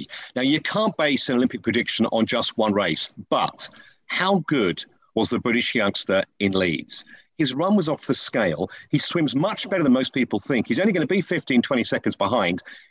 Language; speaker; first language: English; native; English